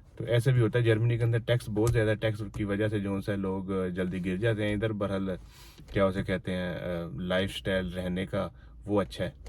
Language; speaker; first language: Urdu; non-native, local second language; Punjabi